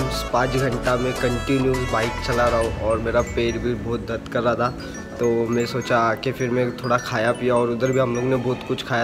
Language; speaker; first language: Hindi; non-native, local second language; Marathi